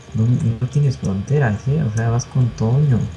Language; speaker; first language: Spanish; native; Spanish